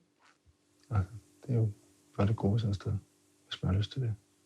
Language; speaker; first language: Danish; native; Danish